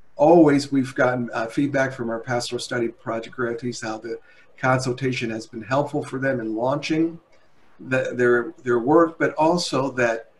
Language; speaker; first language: English; native; English